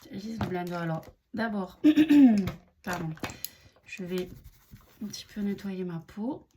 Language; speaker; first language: French; native; French